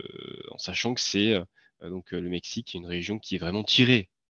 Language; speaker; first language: French; native; French